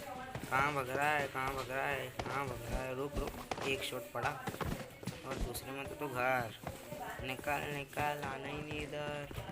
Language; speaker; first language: Hindi; native; Hindi